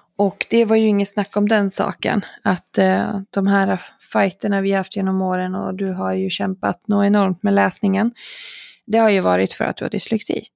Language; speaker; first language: Swedish; native; Swedish